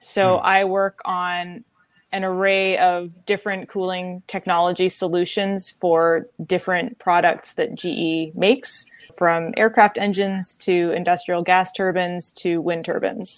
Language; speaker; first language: English; native; English